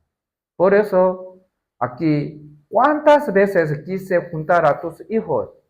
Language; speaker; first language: Spanish; non-native, learner; Korean